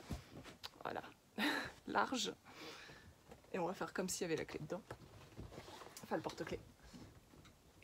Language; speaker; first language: French; native; French